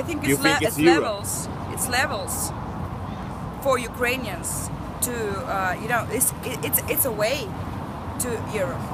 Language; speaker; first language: English; non-native, learner; Russian